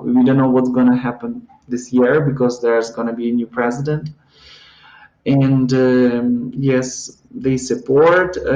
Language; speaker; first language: English; non-native, fluent; Ukrainian